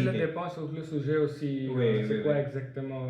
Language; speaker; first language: French; non-native, learner; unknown